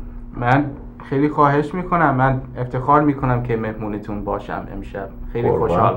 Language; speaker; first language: Persian; early bilingual, heritage; English